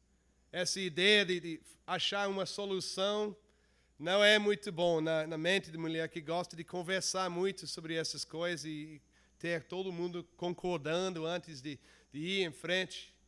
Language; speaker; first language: Portuguese; non-native, fluent; English